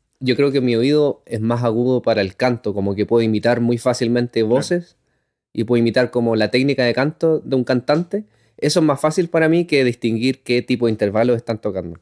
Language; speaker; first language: Spanish; native; Spanish